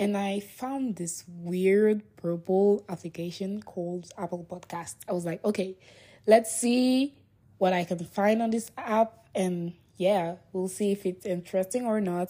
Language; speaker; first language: English; non-native, fluent; French